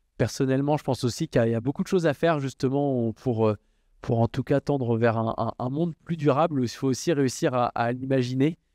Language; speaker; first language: French; native; French